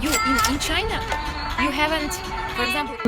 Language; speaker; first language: English; non-native, learner; Russian